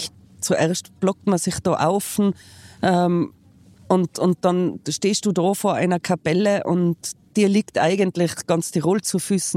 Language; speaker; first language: German; native; German